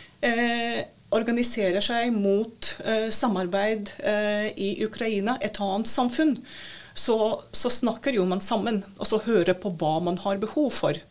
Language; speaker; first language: Norwegian; non-native, fluent; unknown